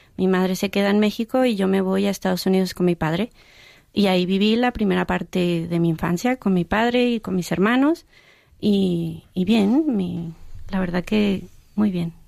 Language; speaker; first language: Spanish; early bilingual, heritage; Spanish